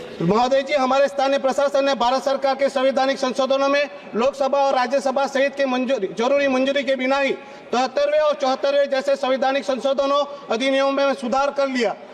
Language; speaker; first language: Hindi; non-native, local second language; Gujarati